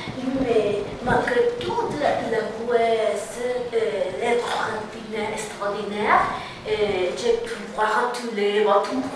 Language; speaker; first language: French; non-native, learner; Spanish